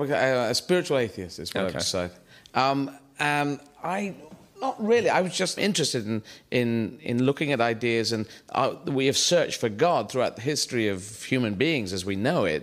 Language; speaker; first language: English; native; English